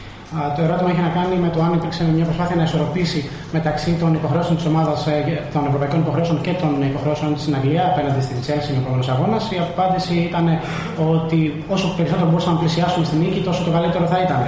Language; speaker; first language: Greek; native; Greek